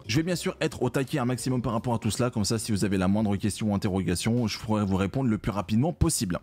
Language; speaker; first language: French; native; French